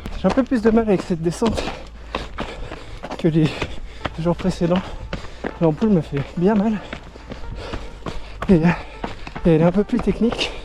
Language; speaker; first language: French; native; French